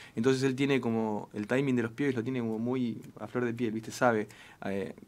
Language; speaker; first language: Spanish; native; Spanish